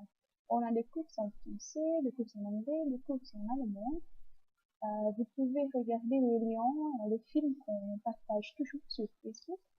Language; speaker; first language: French; non-native, fluent; Portuguese